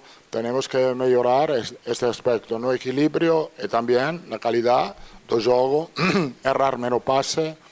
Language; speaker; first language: Portuguese; non-native, fluent; Italian